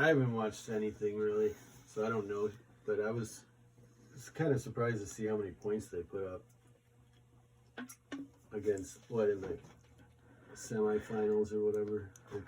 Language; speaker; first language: English; native; English